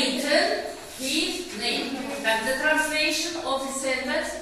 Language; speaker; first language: English; non-native, learner; Russian